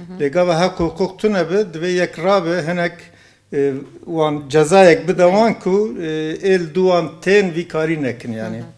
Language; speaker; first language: Kurdish; native; Kurdish